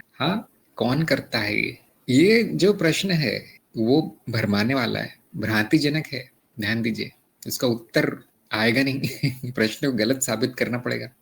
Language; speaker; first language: Hindi; native; Hindi